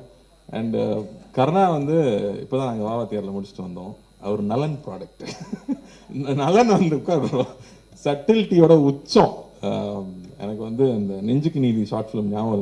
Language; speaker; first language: Tamil; native; Tamil